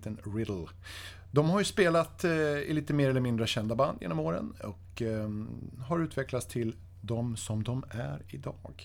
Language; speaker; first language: Swedish; native; Swedish